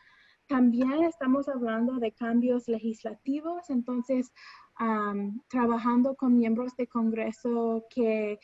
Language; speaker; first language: Spanish; non-native, fluent; English